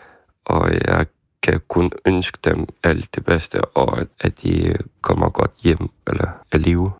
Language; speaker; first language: Danish; non-native, fluent; Ukrainian